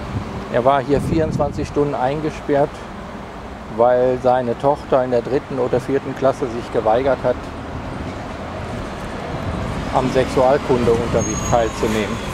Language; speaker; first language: German; native; German